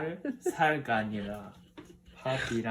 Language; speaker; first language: Korean; non-native, learner; Japanese